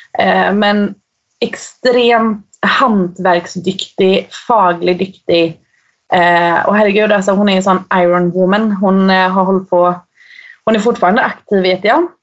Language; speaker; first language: Swedish; native; Swedish